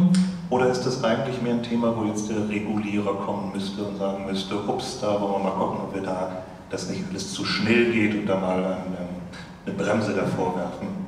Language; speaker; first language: German; native; German